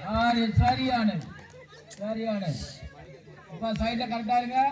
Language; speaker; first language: Tamil; native; Tamil